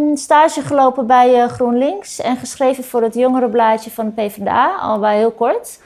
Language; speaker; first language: Dutch; early bilingual, other home language; Turkish